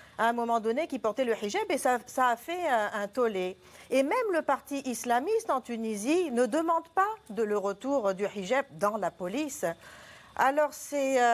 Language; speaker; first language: French; non-native, local second language; Arabic